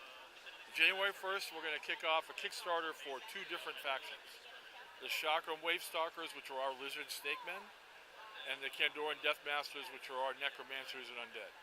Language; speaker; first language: English; native; English